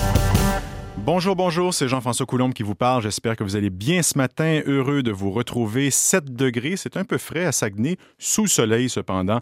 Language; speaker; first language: French; native; French